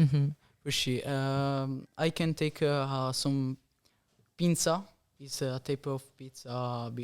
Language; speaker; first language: English; non-native, learner; Italian